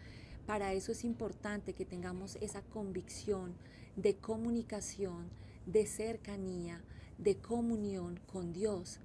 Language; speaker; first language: Spanish; native; Spanish